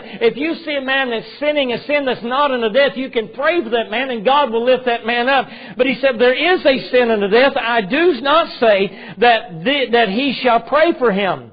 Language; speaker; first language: English; native; English